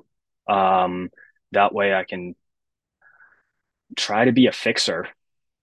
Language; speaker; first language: English; early bilingual, other home language; Japanese